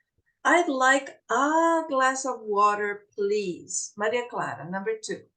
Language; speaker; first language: English; non-native, fluent; Portuguese